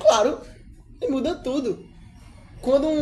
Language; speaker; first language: Portuguese; native; Portuguese